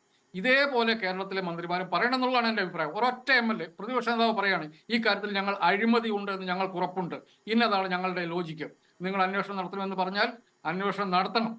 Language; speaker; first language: Malayalam; native; Malayalam